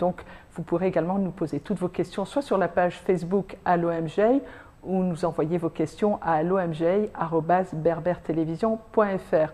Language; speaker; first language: French; native; French